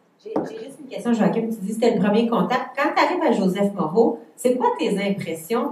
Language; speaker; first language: French; native; French